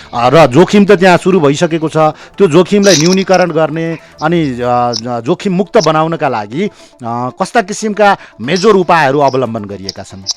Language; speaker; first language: Nepali; native; Nepali